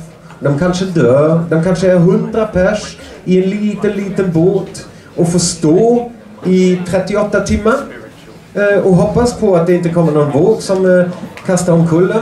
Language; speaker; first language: Swedish; non-native, fluent; German